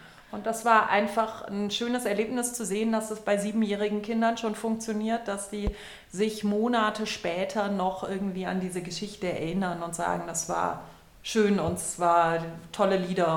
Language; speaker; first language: German; native; German